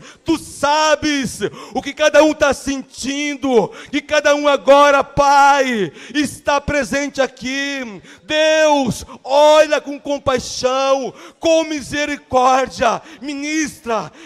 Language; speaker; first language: Portuguese; native; Portuguese